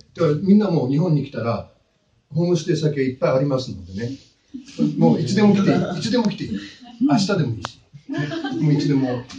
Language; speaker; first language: Japanese; native; Japanese